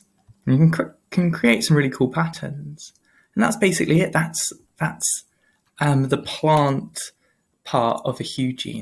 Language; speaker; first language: English; native; English